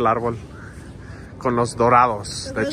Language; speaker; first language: Spanish; early bilingual, heritage; English